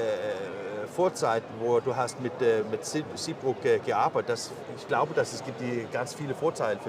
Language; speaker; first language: German; non-native, learner; Danish